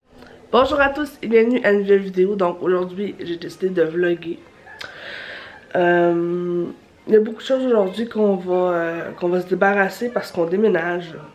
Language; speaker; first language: French; native; French